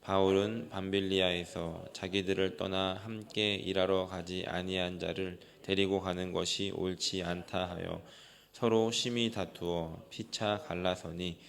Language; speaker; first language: Korean; native; Korean